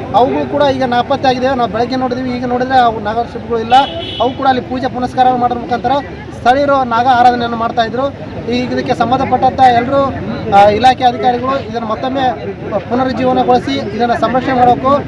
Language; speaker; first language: Kannada; native; Kannada